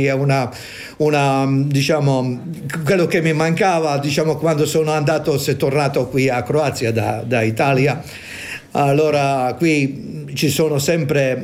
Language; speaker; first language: Italian; non-native, fluent; Croatian